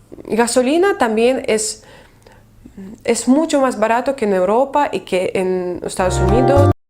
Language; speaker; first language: Spanish; non-native, fluent; Russian